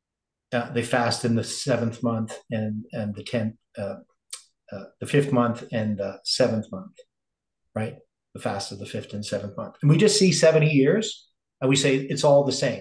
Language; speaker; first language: English; native; English